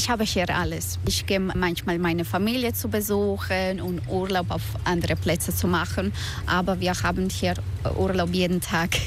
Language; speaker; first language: German; non-native, learner; Croatian